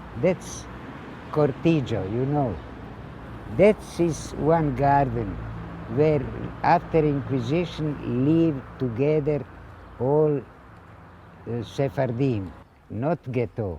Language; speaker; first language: English; non-native, learner; Ladino